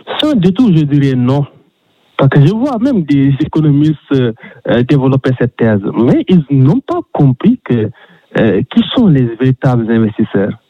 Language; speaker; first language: French; non-native, local second language; Wolof